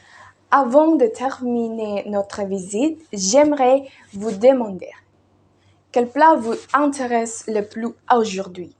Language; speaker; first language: French; non-native, learner; Indonesian